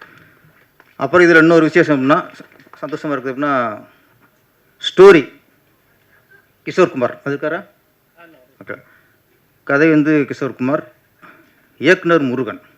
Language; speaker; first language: Tamil; native; Tamil